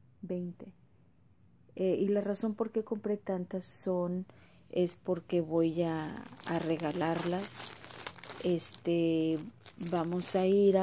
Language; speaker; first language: Spanish; early bilingual, heritage; Spanish